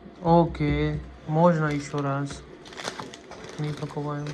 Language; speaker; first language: Russian; non-native, learner; Hindi